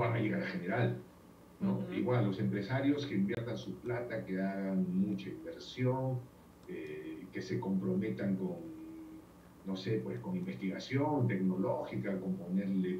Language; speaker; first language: Spanish; native; Spanish